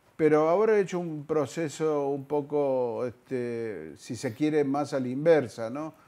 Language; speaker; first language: Spanish; native; Spanish